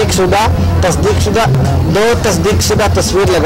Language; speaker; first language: Hindi; non-native, learner; Arabic